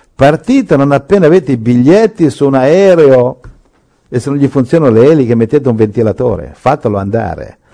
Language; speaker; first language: Italian; native; Italian